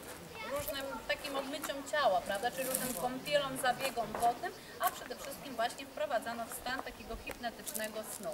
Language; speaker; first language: Polish; native; Polish